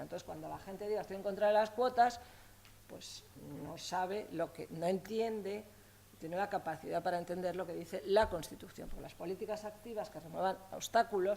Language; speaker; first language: Spanish; native; Spanish